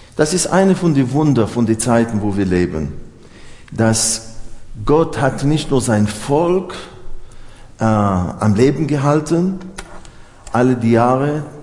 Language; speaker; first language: German; non-native, fluent; Hebrew